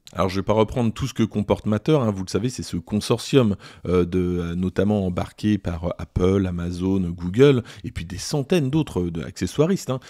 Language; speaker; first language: French; native; French